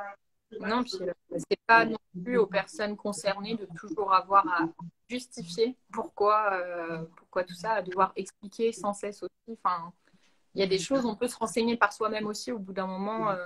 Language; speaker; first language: French; native; French